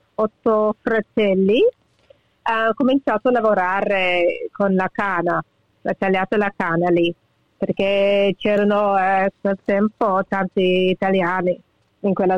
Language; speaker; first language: Italian; early bilingual, heritage; English